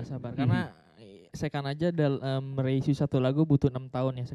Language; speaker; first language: Indonesian; native; Indonesian